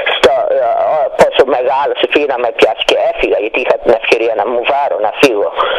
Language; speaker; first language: Greek; early bilingual, heritage; Greek